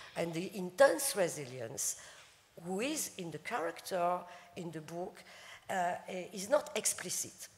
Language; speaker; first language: English; non-native, fluent; French